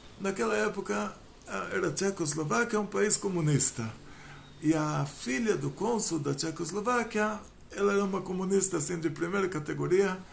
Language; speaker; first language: Portuguese; non-native, fluent; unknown